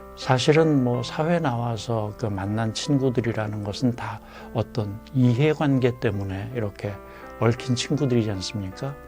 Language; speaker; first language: Korean; native; Korean